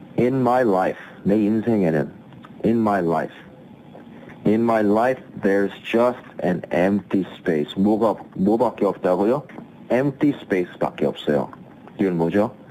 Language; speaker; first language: Korean; early bilingual, heritage; Korean